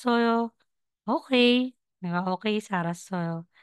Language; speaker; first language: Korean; non-native, learner; Filipino